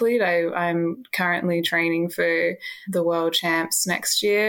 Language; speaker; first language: English; native; English